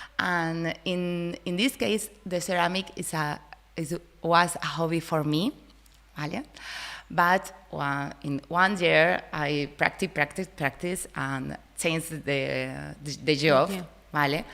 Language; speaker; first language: English; non-native, learner; Spanish